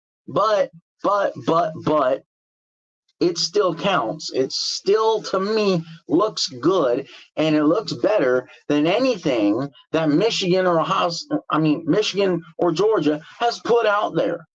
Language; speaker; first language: English; native; English